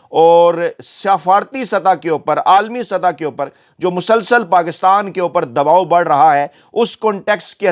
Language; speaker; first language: Urdu; native; Urdu